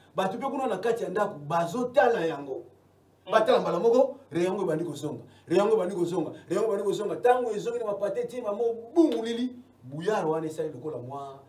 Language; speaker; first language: Lingala; non-native, local second language; Kongo